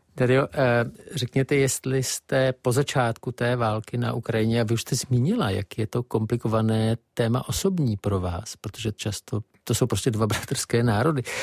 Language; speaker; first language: Czech; native; Czech